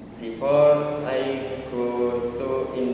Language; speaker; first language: English; non-native, learner; Indonesian